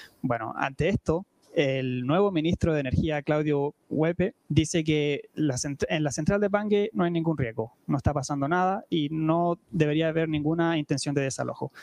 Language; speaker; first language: Spanish; native; Spanish